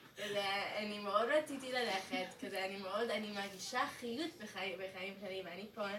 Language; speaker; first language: Hebrew; non-native, fluent; English